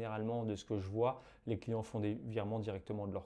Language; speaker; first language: French; native; French